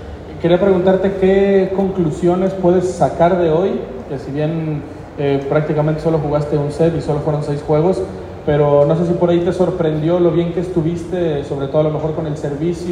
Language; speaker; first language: Spanish; native; Spanish